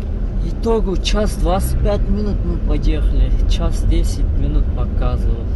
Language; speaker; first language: Russian; non-native, learner; Kyrgyz